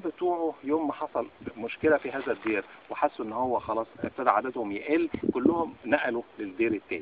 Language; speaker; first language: Arabic; native; Arabic